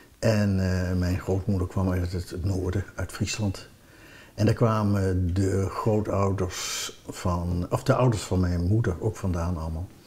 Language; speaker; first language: Dutch; native; Dutch